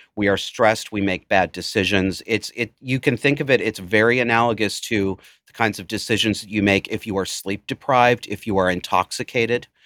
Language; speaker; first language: English; native; English